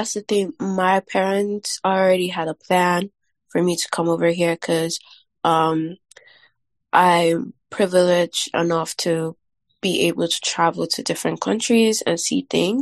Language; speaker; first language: English; non-native, local second language; Yoruba